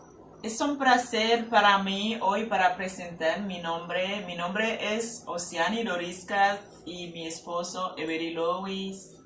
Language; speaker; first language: Spanish; non-native, learner; Haitian Creole